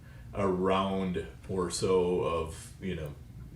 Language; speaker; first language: English; native; English